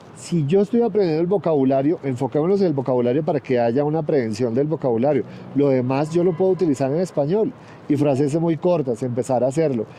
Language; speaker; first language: Spanish; native; Spanish